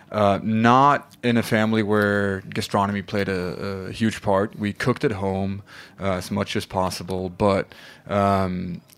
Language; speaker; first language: English; non-native, fluent; Swedish